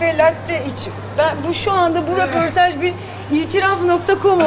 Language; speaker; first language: Turkish; native; Turkish